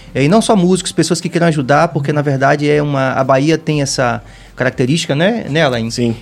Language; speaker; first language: Portuguese; native; Portuguese